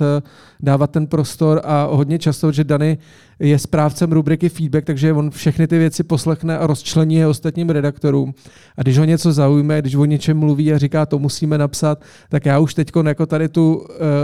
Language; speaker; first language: Czech; native; Czech